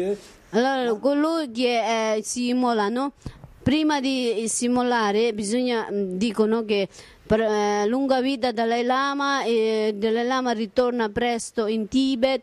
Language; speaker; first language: Italian; non-native, learner; Tibetan